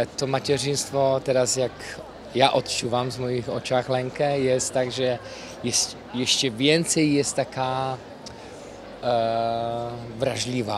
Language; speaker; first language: Polish; non-native, fluent; Czech